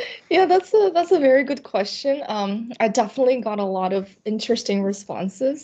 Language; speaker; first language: English; early bilingual, other home language; Chinese